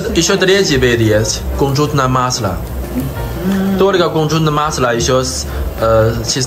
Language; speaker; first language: Russian; non-native, learner; Chinese